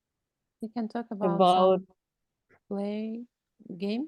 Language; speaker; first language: English; non-native, learner; Russian